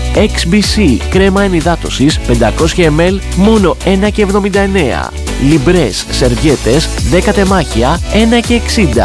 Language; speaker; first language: Greek; native; Greek